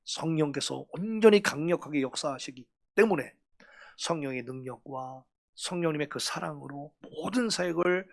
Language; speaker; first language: Korean; native; Korean